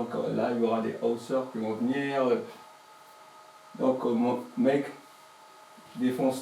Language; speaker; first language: French; native; French